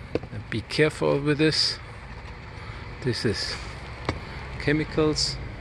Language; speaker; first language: English; non-native, fluent; German